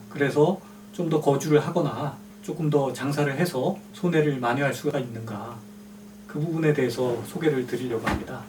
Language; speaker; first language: Korean; native; Korean